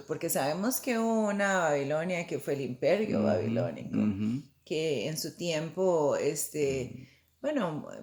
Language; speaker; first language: Spanish; native; Spanish